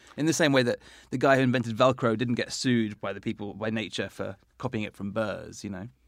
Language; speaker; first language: English; native; English